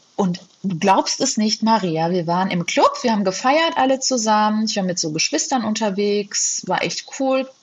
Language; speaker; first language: German; native; German